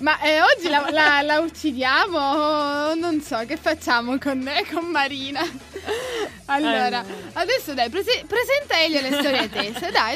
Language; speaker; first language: Italian; native; Italian